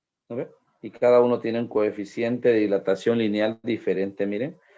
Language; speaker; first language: Spanish; native; Spanish